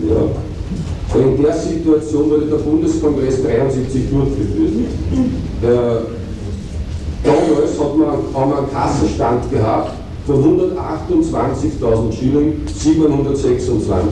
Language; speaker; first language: German; native; German